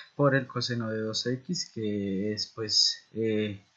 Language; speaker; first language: Spanish; native; Spanish